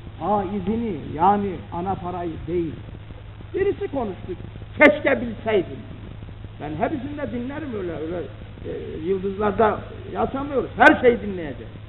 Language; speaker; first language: Turkish; native; Turkish